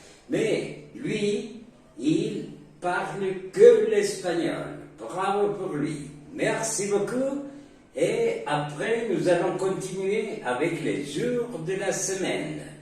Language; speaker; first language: French; non-native, fluent; Spanish